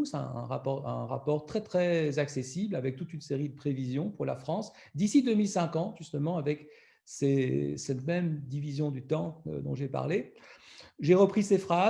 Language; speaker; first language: French; native; French